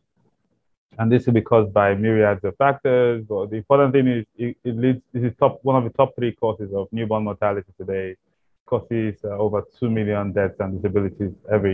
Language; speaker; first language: English; non-native, local second language; Igbo